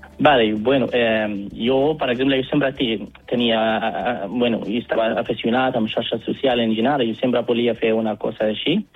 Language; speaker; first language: Catalan; non-native, learner; Arabic